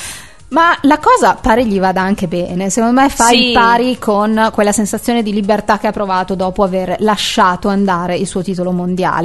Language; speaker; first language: Italian; native; Italian